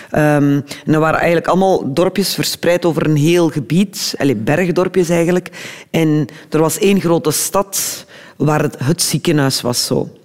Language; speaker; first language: Dutch; early bilingual, other home language; Turkish